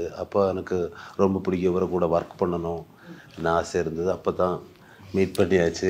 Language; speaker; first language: Tamil; non-native, learner; Malayalam